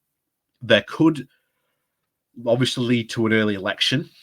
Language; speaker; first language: English; native; English